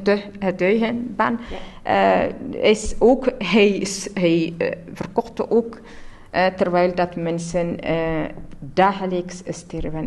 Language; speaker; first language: Dutch; non-native, learner; Tigrinya